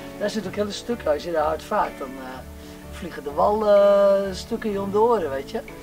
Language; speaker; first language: Dutch; non-native, local second language; Western Frisian